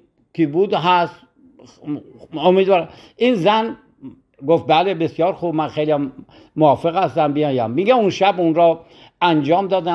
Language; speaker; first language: Persian; native; Persian